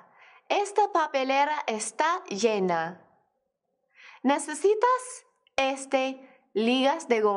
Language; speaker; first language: Spanish; non-native, fluent; English